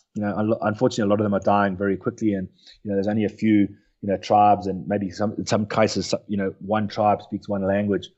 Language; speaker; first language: English; native; English